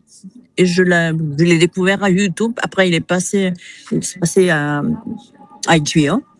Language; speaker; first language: French; non-native, fluent; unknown